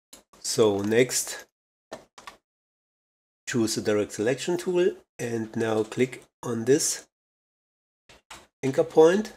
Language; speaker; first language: English; non-native, fluent; German